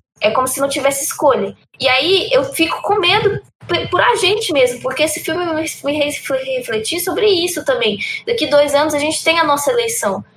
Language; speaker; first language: Portuguese; early bilingual, heritage; Portuguese